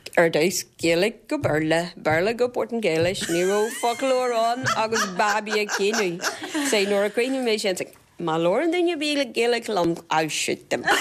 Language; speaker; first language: Irish; non-native, fluent; Portuguese